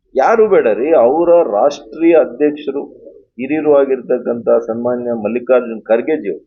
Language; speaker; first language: Kannada; native; Kannada